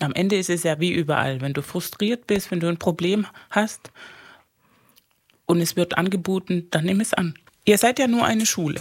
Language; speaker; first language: German; non-native, fluent; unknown